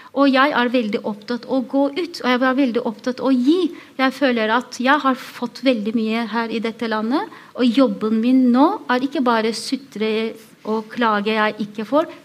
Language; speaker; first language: Norwegian; non-native, fluent; Turkish